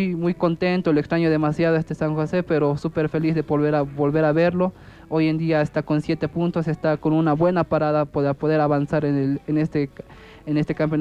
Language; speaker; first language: Spanish; native; Spanish